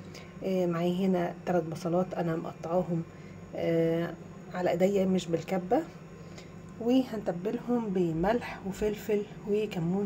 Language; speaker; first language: Arabic; native; Arabic